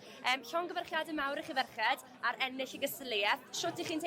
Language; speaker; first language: Welsh; native; Welsh